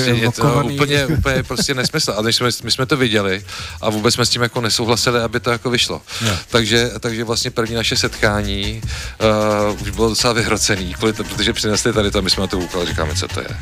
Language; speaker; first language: Czech; native; Czech